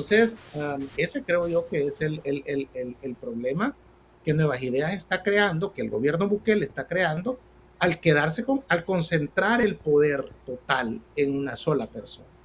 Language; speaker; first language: Spanish; native; Spanish